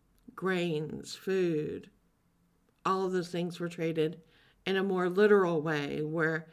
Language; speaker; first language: English; native; English